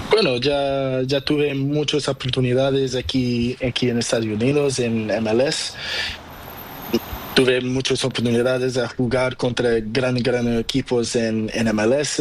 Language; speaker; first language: Spanish; non-native, learner; Portuguese